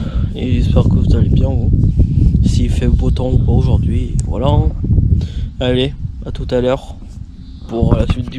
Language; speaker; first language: French; native; French